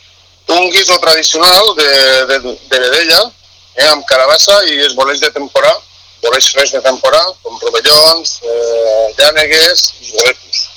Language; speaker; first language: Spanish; non-native, local second language; Catalan